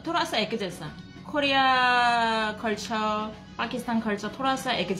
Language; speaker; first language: Hindi; non-native, learner; Korean